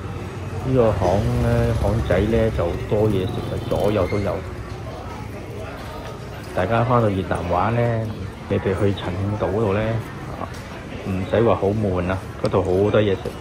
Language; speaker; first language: Chinese; early bilingual, heritage; Cantonese